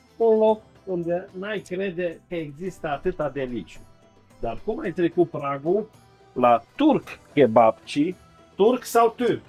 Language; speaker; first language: Romanian; native; Romanian